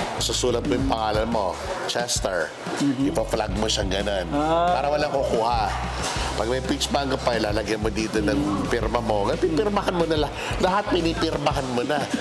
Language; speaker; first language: Filipino; native; Filipino